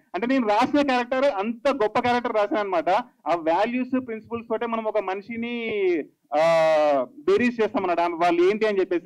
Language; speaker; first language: Telugu; native; Telugu